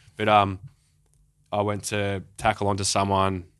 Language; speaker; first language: English; native; English